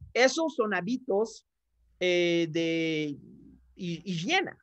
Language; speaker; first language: Spanish; non-native, fluent; English